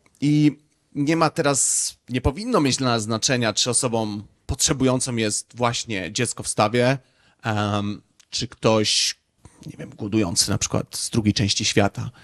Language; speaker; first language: Polish; native; Polish